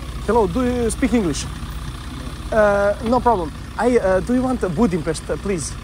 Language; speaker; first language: English; non-native, learner; Serbian